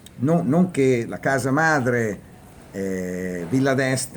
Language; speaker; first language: Italian; native; Italian